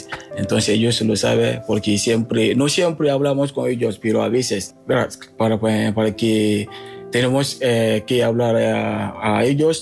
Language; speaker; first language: Spanish; non-native, learner; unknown